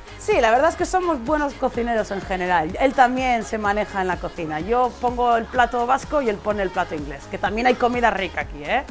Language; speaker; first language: Spanish; native; Spanish